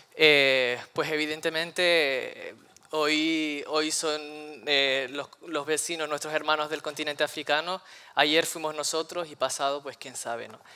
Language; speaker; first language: Spanish; native; Spanish